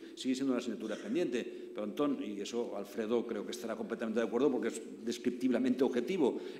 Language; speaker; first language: Spanish; non-native, local second language; Catalan